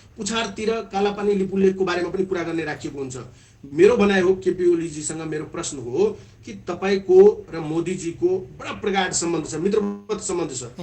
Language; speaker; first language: Nepali; non-native, local second language; Maithili